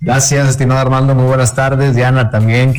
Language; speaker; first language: Spanish; native; Spanish